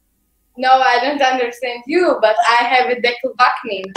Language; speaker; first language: English; non-native, learner; Hebrew